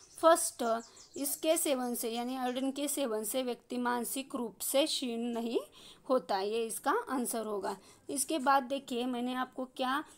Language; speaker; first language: Hindi; non-native, local second language; Marathi